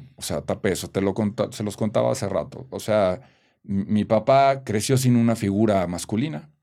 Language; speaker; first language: Spanish; native; Spanish